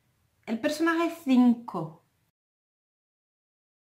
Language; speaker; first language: Spanish; non-native, fluent; French